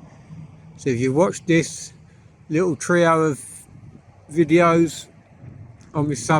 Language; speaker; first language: English; native; English